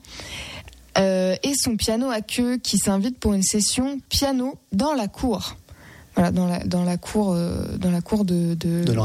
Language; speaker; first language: French; native; French